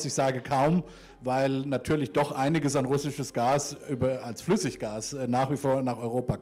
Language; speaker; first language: German; native; German